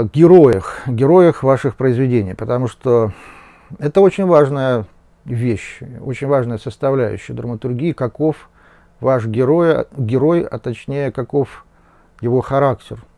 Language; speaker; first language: Russian; native; Russian